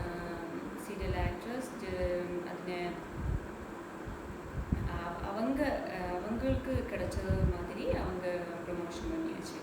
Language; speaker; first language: Tamil; non-native, learner; Malayalam